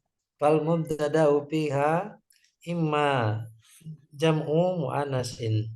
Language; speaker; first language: Arabic; non-native, learner; Indonesian